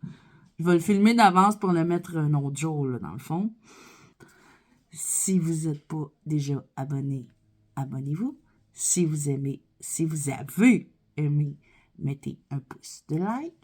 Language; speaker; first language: French; native; French